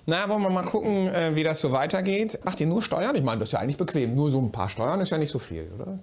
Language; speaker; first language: German; native; German